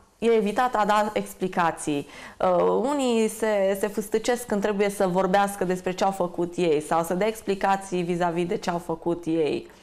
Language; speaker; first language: Romanian; native; Romanian